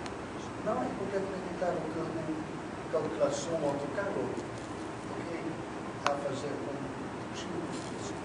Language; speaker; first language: Portuguese; non-native, learner; Dutch